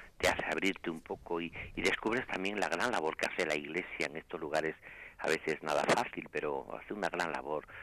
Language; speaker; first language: Spanish; native; Spanish